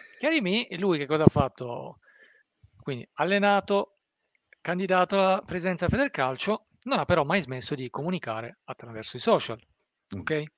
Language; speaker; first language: Italian; early bilingual, other home language; Persian